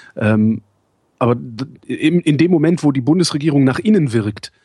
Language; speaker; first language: German; native; German